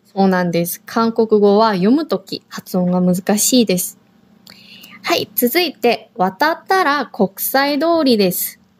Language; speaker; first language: Japanese; non-native, fluent; Korean